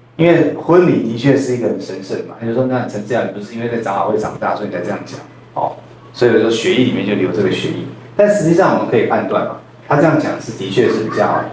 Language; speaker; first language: Chinese; non-native, local second language; Min Nan Chinese